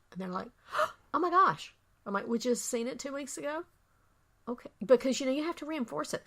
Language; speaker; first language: English; native; English